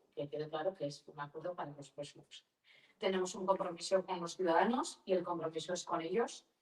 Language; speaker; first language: Spanish; non-native, local second language; Basque